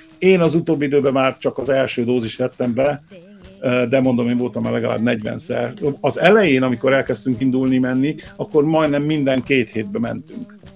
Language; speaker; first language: Hungarian; early bilingual, heritage; Hungarian